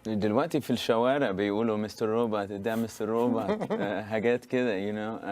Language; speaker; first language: Arabic; early bilingual, heritage; Arabic